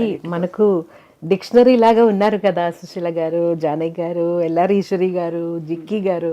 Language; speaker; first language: Telugu; non-native, fluent; Malayalam